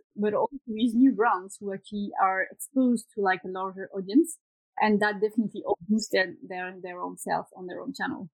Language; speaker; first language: English; non-native, fluent; Swedish